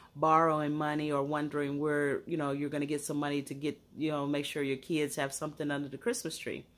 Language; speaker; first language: English; native; English